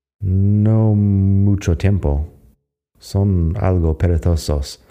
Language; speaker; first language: Spanish; non-native, fluent; English